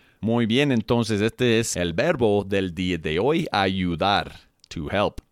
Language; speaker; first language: Spanish; non-native, fluent; English